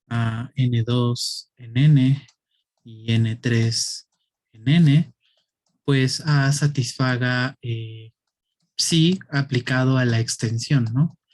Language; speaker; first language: Spanish; native; Spanish